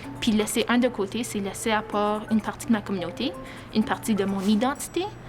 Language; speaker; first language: French; native; French